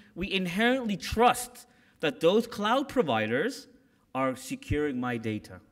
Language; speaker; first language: English; native; English